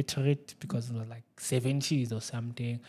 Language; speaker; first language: English; non-native, local second language; Zulu